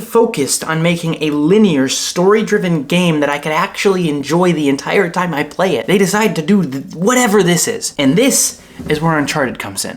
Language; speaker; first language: English; native; English